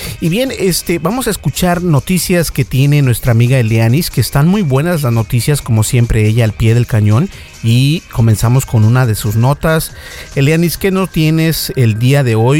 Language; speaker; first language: Spanish; native; Spanish